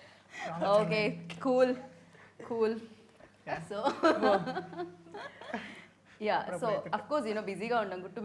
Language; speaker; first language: Telugu; native; Telugu